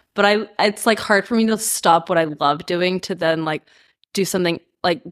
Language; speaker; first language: English; early bilingual, other home language; Spanish